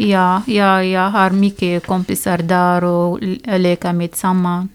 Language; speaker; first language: Swedish; non-native, learner; Arabic